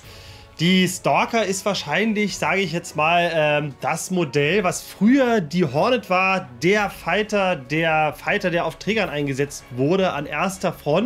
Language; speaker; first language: German; native; German